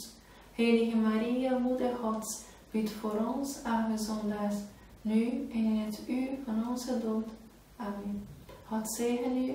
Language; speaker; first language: Dutch; non-native, fluent; Portuguese